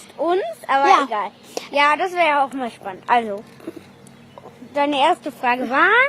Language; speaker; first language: German; native; German